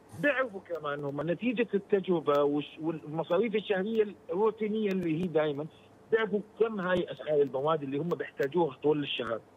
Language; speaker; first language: Arabic; native; Arabic